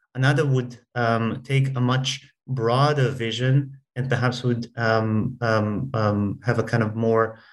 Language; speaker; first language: English; non-native, fluent; Hebrew